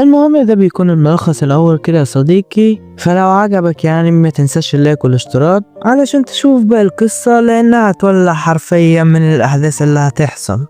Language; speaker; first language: Arabic; native; Arabic